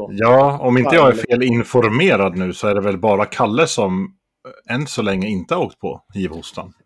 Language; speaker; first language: Swedish; native; Swedish